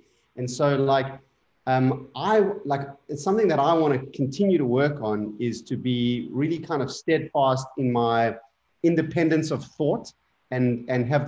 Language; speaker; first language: English; native; English